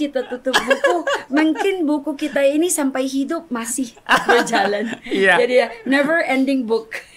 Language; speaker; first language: Indonesian; non-native, fluent; German